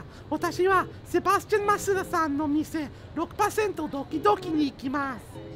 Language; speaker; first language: Japanese; non-native, fluent; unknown